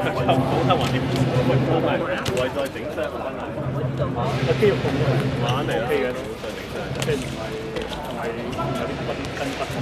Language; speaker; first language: Chinese; native; Chinese